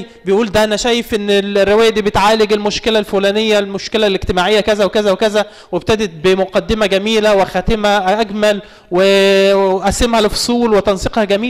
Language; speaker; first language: Arabic; native; Arabic